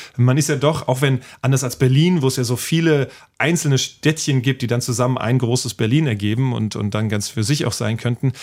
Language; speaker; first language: German; native; German